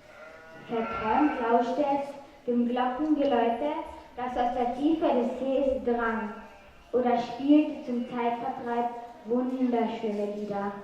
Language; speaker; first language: German; native; German